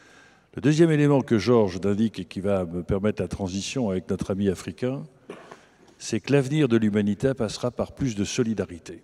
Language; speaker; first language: French; native; French